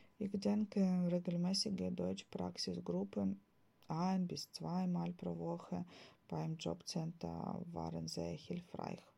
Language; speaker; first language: German; non-native, fluent; Ukrainian